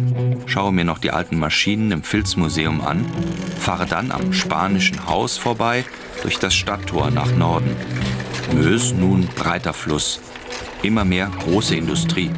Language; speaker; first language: German; native; German